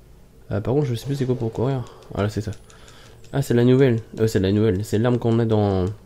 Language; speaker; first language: French; native; French